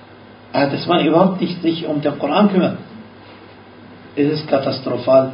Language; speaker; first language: German; non-native, fluent; Arabic